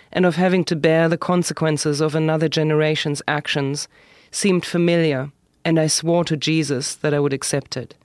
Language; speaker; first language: English; non-native, fluent; German